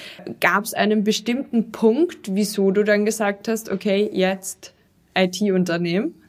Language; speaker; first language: German; native; German